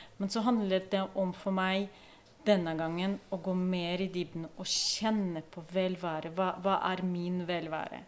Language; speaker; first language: Norwegian; non-native, fluent; Ukrainian